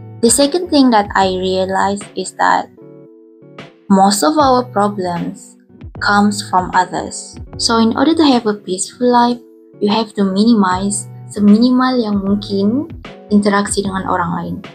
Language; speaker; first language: English; non-native, local second language; Malay